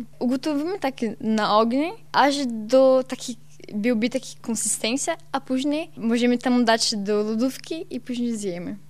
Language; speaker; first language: Polish; non-native, learner; Portuguese